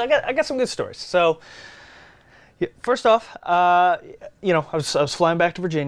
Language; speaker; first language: English; native; English